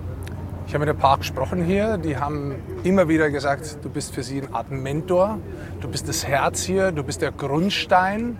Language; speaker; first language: German; native; German